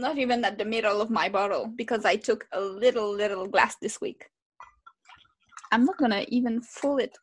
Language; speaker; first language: English; non-native, fluent; French